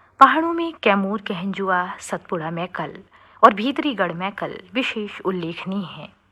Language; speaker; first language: Hindi; native; Hindi